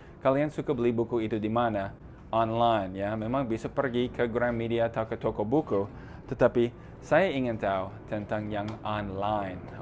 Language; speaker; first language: Indonesian; non-native, fluent; English